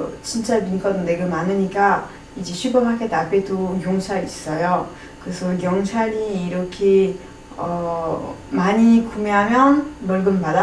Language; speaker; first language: Korean; non-native, learner; French